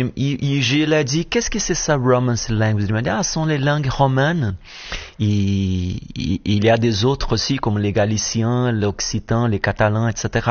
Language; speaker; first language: French; non-native, fluent; Portuguese